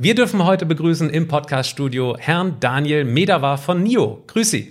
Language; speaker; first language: German; native; German